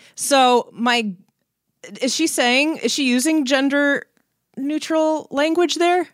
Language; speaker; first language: English; native; English